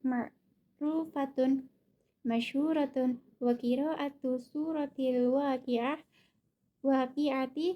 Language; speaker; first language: Arabic; non-native, learner; Indonesian